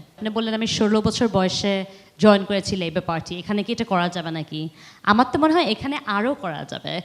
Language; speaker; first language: Bangla; early bilingual, heritage; Bangla